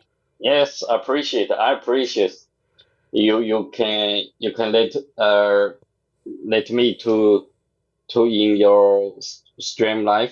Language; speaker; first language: English; non-native, learner; Chinese